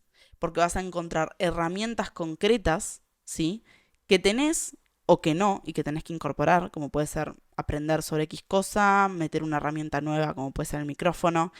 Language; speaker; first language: Spanish; native; Spanish